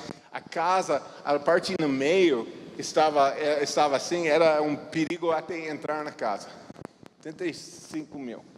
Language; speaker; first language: Portuguese; non-native, fluent; English